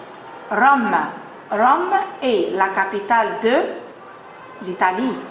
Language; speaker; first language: French; non-native, fluent; Arabic